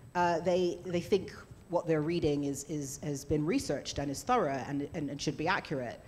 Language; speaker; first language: English; native; English